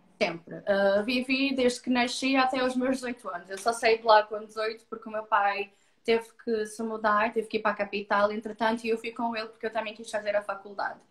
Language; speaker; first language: Portuguese; native; Portuguese